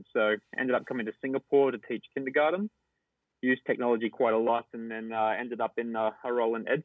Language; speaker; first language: English; native; English